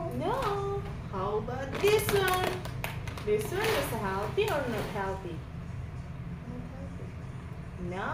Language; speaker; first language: English; non-native, learner; Indonesian